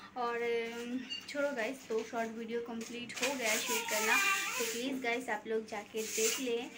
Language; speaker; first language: Hindi; non-native, local second language; Bangla